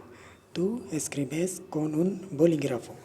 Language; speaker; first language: Spanish; non-native, learner; Urdu